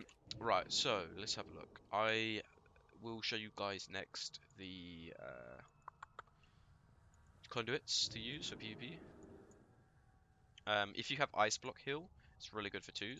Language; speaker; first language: English; native; English